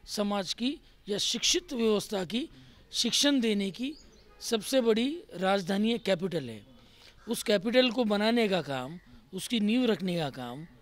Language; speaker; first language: Hindi; non-native, local second language; Marathi